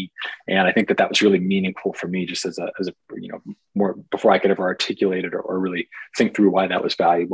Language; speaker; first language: English; native; English